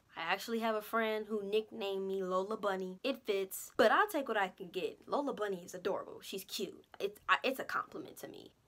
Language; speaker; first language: English; native; English